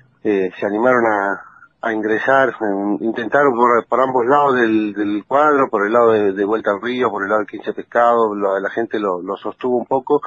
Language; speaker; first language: Spanish; native; Spanish